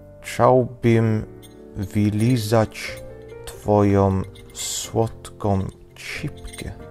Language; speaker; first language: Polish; non-native, fluent; Swedish